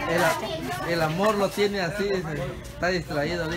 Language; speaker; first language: Spanish; native; Spanish